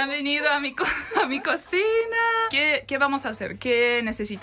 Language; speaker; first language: Spanish; non-native, learner; Japanese